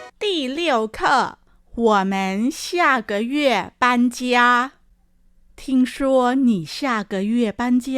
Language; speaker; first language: Chinese; non-native, fluent; Thai